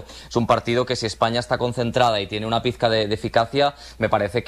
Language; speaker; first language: Spanish; native; Spanish